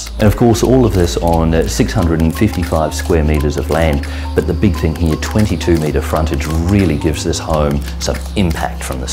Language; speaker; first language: English; native; English